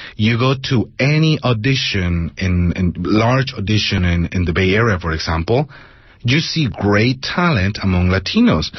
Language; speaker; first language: English; non-native, fluent; Spanish